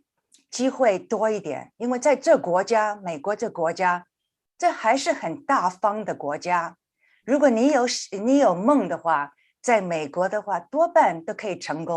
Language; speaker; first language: Chinese; early bilingual, heritage; Chinese